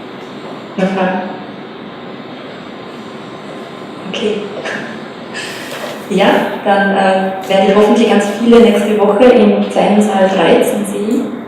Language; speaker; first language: German; native; German